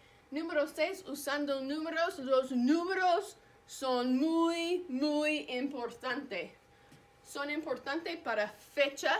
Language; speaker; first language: Spanish; non-native, fluent; English